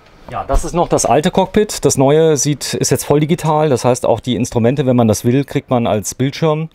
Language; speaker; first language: German; native; German